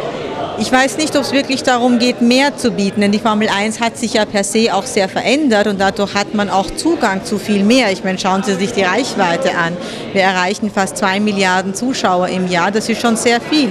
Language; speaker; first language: German; early bilingual, other home language; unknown